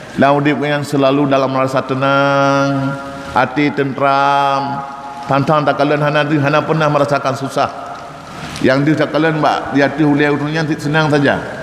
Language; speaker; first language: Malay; non-native, local second language; Achinese